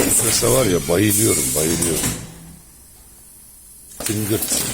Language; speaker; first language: Turkish; native; Turkish